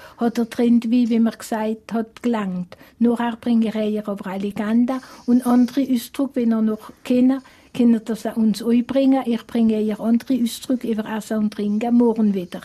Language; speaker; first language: German; non-native, local second language; Swiss German